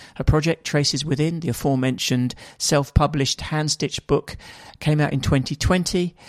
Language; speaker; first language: English; native; English